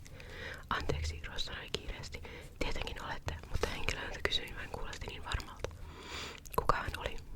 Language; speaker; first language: Finnish; native; Finnish